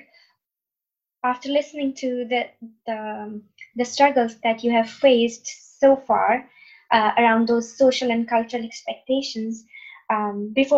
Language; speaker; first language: English; non-native, local second language; Urdu